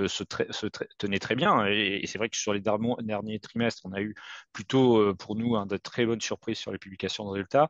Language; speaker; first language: French; native; French